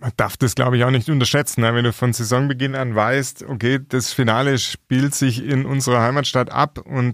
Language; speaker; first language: German; native; German